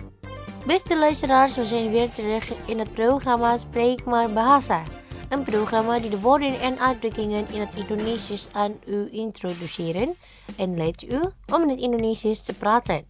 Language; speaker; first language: Dutch; non-native, learner; Indonesian